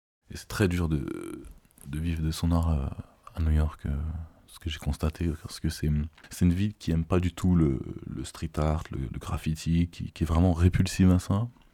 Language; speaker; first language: French; native; French